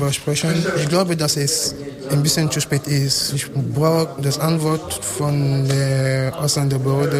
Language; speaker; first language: German; non-native, learner; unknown